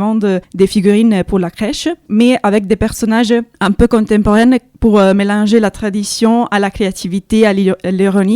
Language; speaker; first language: French; non-native, fluent; Italian